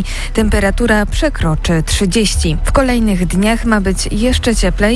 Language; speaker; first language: Polish; native; Polish